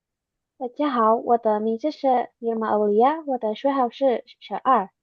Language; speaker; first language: Chinese; non-native, learner; Indonesian